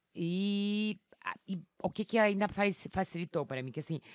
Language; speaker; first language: Portuguese; non-native, fluent; Polish